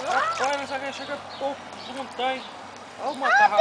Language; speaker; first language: Portuguese; native; Portuguese